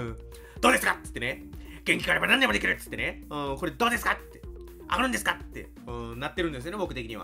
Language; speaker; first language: Japanese; native; Japanese